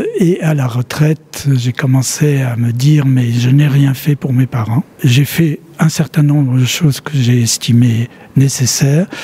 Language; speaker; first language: French; early bilingual, other home language; Polish